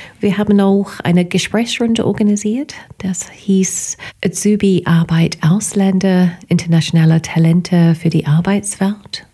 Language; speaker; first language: German; non-native, fluent; English